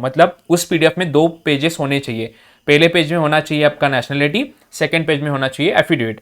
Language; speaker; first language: Hindi; non-native, local second language; Marathi